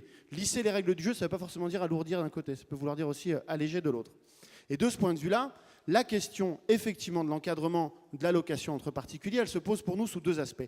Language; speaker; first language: French; native; French